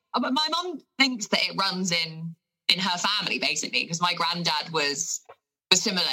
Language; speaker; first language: English; native; English